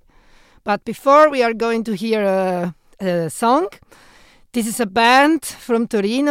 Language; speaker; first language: English; non-native, fluent; Italian